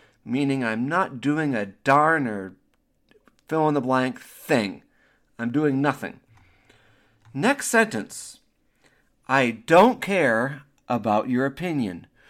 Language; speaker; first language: English; native; English